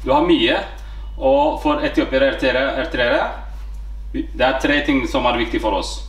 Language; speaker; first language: Norwegian; non-native, fluent; Amharic